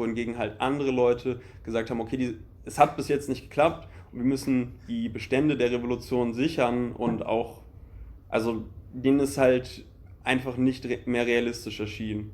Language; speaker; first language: German; native; German